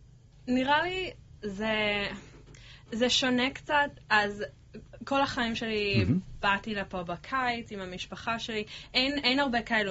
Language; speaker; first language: Hebrew; early bilingual, heritage; English